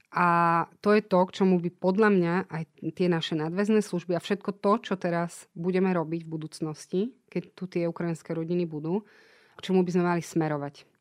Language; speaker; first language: Slovak; native; Slovak